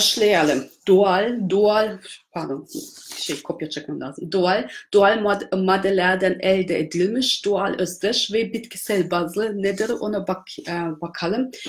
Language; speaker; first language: Turkish; non-native, fluent; German